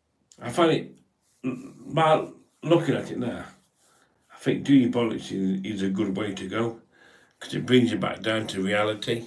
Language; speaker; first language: English; native; English